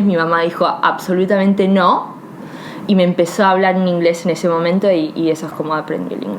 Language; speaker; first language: Spanish; early bilingual, heritage; Spanish